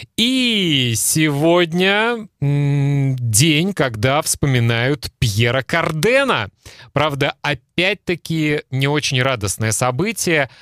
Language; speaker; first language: Russian; native; Russian